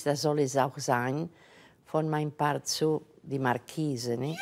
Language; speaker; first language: German; non-native, fluent; Catalan